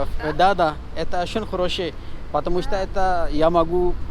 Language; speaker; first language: Russian; non-native, learner; Urdu